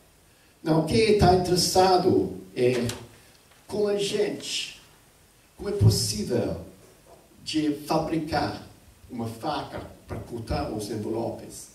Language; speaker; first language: Portuguese; non-native, fluent; English